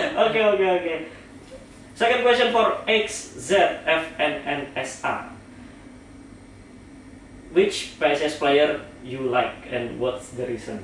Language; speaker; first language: English; non-native, learner; Indonesian